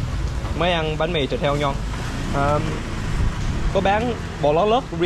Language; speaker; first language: Vietnamese; early bilingual, heritage; English